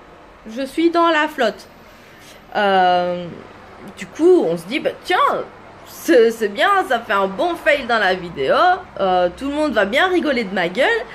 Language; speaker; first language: French; native; French